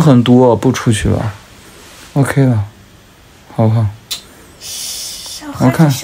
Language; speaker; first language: Chinese; native; Chinese